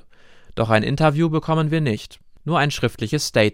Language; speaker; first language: German; native; German